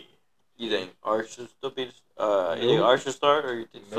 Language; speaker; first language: English; native; English